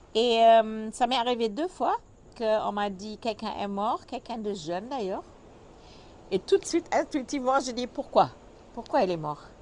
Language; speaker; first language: French; non-native, fluent; German